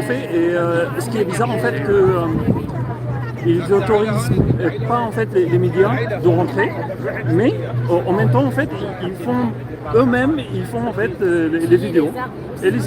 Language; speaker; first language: French; non-native, fluent; Arabic